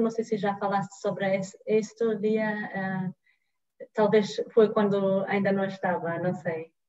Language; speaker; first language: Portuguese; non-native, fluent; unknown